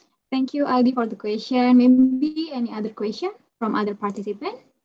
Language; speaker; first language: English; non-native, fluent; Indonesian